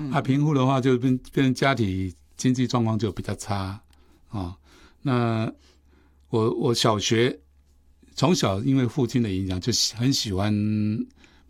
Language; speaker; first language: Chinese; native; Chinese